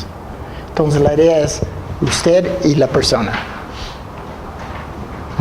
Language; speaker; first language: Spanish; non-native, fluent; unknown